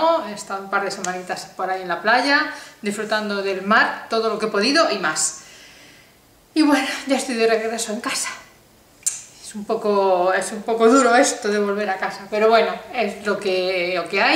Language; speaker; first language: Spanish; native; Spanish